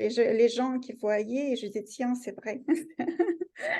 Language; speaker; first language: French; non-native, fluent; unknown